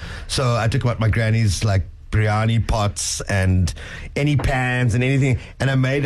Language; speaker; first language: English; native; English